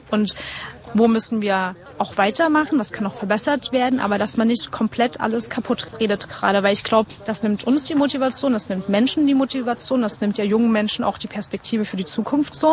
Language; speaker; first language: German; native; German